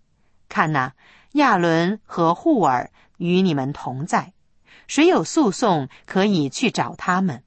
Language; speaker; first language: Chinese; native; Chinese